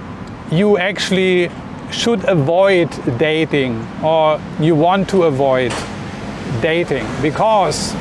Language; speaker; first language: English; non-native, fluent; German